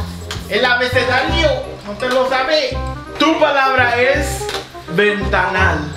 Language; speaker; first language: Spanish; early bilingual, heritage; Spanish